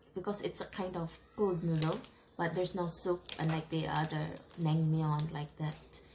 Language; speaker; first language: English; non-native, local second language; Cebuano